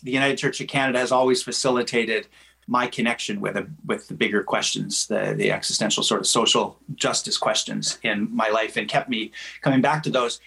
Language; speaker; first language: English; native; English